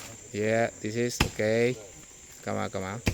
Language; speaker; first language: English; non-native, learner; Spanish